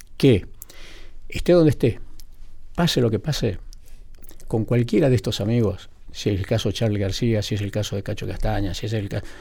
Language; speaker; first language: Spanish; native; Spanish